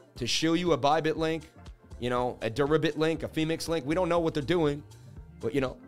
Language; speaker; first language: English; native; English